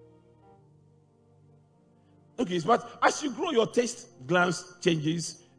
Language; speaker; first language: English; non-native, local second language; Akan